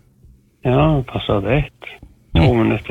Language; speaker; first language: Norwegian; native; Norwegian